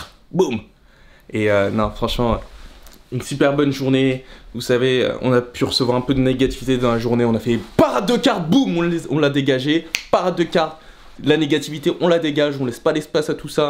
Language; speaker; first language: French; native; French